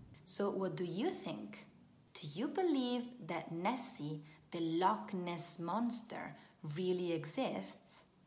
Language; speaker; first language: English; non-native, fluent; Italian